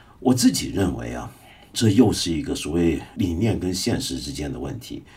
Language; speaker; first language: Chinese; non-native, local second language; Cantonese